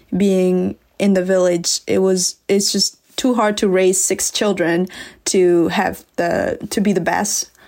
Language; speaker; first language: English; early bilingual, other home language; S'gaw Karen